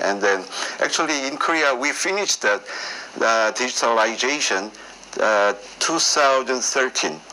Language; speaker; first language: English; non-native, learner; Korean